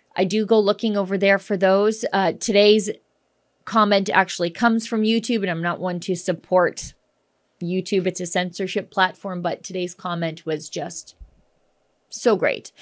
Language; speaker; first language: English; native; English